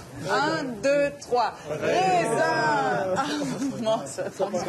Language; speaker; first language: French; non-native, fluent; German